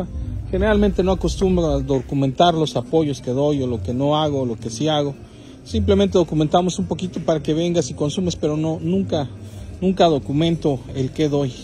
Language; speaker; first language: Spanish; native; Spanish